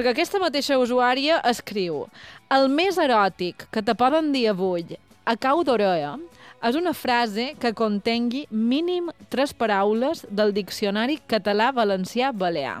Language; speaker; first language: Catalan; native; Catalan